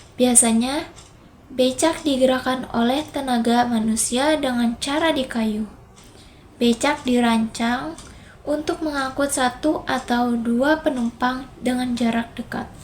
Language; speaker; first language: Indonesian; native; Indonesian